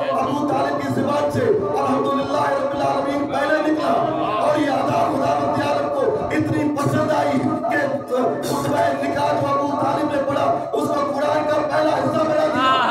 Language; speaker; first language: Urdu; non-native, local second language; Sindhi